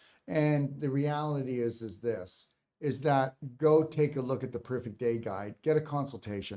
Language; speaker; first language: English; native; English